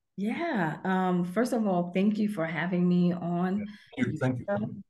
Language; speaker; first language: English; native; English